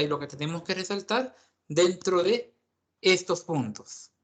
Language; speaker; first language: Spanish; native; Spanish